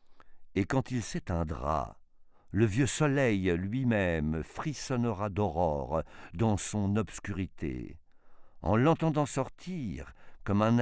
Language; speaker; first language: French; native; French